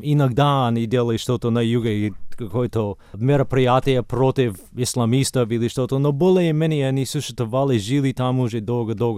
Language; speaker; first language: Russian; non-native, fluent; English